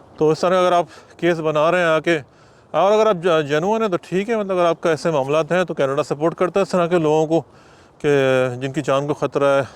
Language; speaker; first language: Urdu; native; Urdu